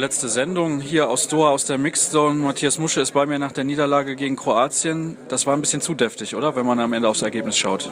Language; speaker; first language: German; native; German